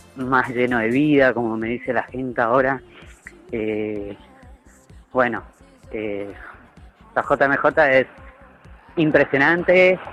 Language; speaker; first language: Spanish; native; Spanish